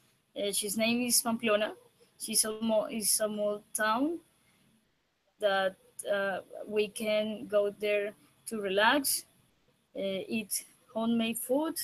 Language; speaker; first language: English; non-native, learner; Spanish